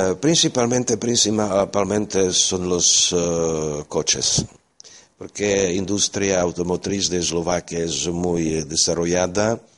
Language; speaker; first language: Spanish; non-native, fluent; Slovak